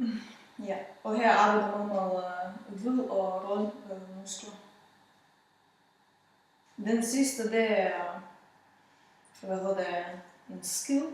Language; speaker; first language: Danish; non-native, fluent; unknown